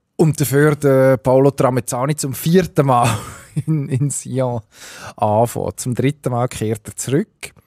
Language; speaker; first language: German; native; German